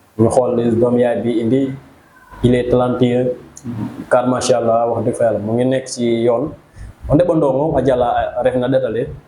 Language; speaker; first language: Wolof; non-native, local second language; Serer